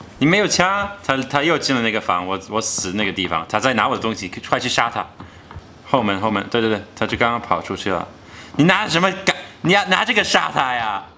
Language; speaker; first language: Chinese; non-native, fluent; English